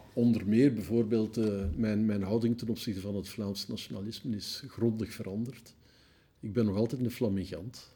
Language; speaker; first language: Dutch; native; Dutch